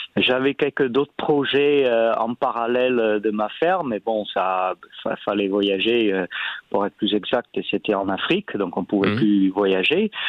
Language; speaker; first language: French; non-native, fluent; Dutch